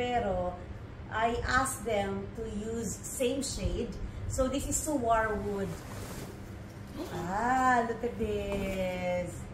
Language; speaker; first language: English; non-native, local second language; Hiligaynon